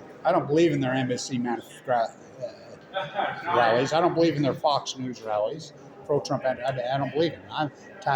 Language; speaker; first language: English; native; English